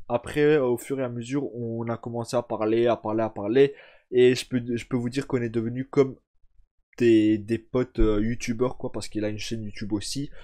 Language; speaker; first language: French; early bilingual, other home language; Turkish